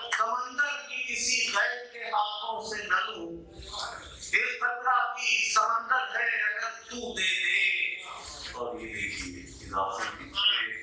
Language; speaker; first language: Urdu; native; Urdu